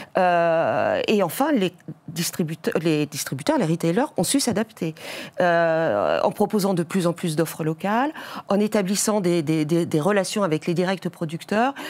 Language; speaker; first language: French; native; French